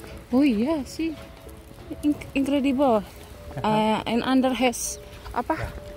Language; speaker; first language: English; non-native, learner; Indonesian